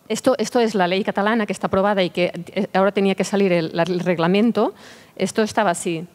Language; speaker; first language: Spanish; non-native, local second language; Catalan